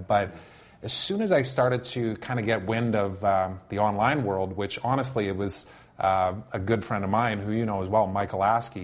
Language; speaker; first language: English; native; English